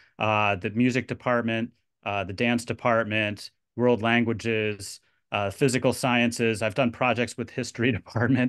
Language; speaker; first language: English; native; English